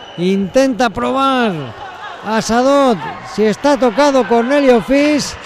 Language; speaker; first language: Spanish; native; Spanish